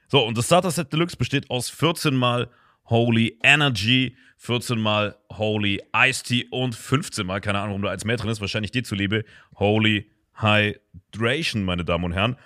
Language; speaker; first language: German; native; German